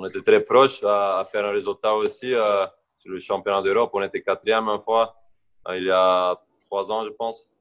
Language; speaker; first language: French; non-native, local second language; Dutch